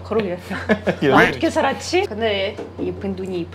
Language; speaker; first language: Korean; non-native, learner; Russian